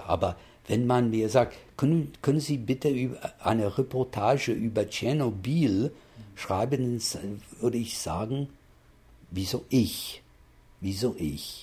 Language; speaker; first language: German; non-native, fluent; English